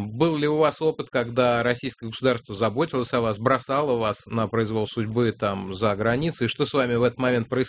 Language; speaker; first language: Russian; native; Russian